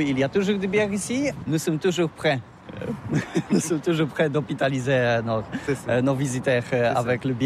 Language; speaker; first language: French; non-native, fluent; Polish